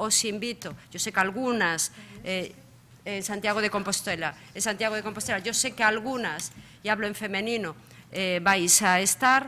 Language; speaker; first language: Spanish; native; Spanish